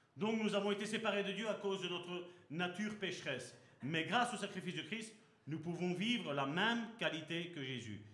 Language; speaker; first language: French; native; French